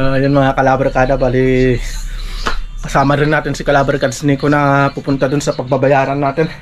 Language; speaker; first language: Filipino; native; Filipino